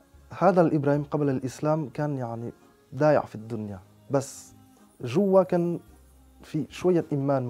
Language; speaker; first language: Arabic; non-native, fluent; French